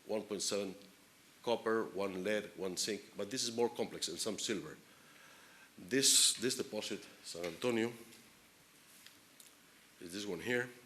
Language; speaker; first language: English; non-native, fluent; Spanish